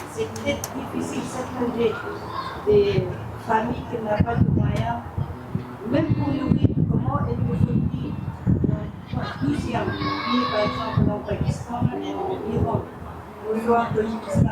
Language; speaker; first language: French; non-native, learner; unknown